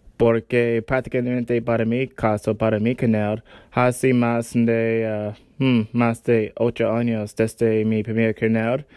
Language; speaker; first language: Spanish; non-native, learner; English